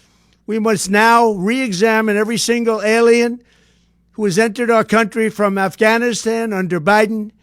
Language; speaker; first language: English; native; English